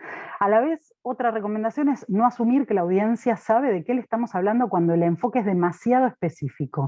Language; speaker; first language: Spanish; native; Spanish